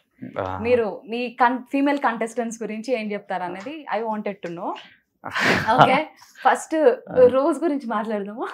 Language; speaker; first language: Telugu; native; Telugu